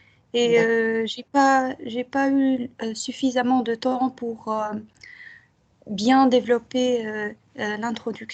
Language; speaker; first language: French; non-native, local second language; Arabic